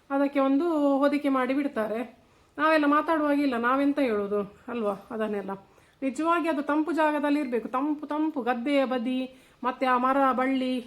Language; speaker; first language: Kannada; non-native, local second language; Tulu